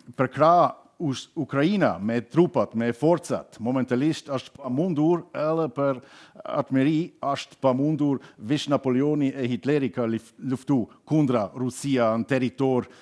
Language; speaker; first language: Albanian; non-native, learner; German